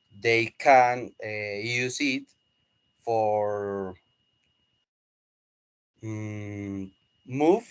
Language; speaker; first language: English; non-native, learner; Spanish